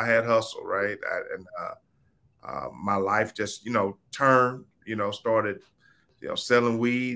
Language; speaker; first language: English; native; English